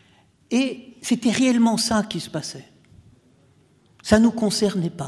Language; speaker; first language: French; early bilingual, other home language; Russian